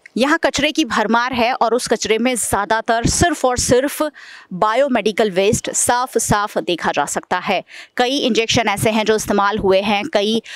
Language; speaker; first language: Hindi; non-native, local second language; Gujarati